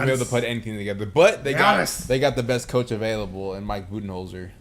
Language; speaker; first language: English; native; English